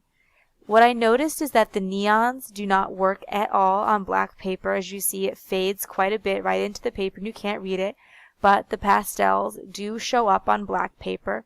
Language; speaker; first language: English; native; English